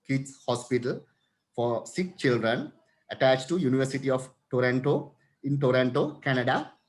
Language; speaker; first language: English; non-native, local second language; Sinhala